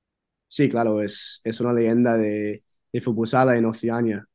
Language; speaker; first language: Spanish; non-native, fluent; English